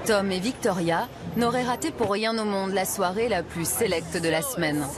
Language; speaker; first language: French; native; French